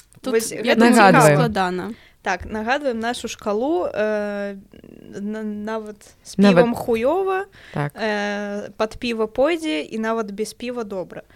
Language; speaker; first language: Belarusian; non-native, local second language; Russian